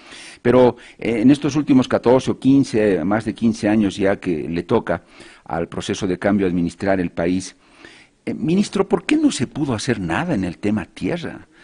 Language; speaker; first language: Spanish; native; Spanish